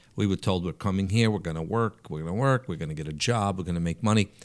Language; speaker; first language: English; early bilingual, other home language; Italian